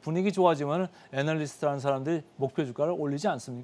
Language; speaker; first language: Korean; native; Korean